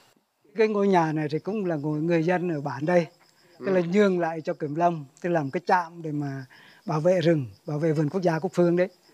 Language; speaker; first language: Vietnamese; native; Vietnamese